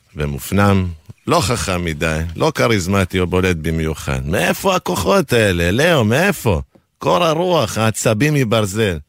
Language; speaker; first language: Hebrew; non-native, fluent; Spanish